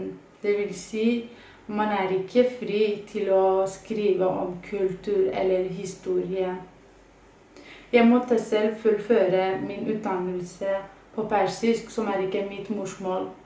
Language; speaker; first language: Norwegian; non-native, fluent; Kurdish